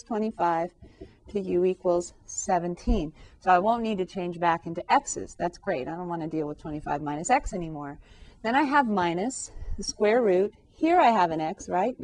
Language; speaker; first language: English; native; English